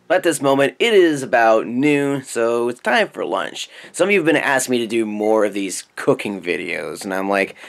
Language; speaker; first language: English; native; English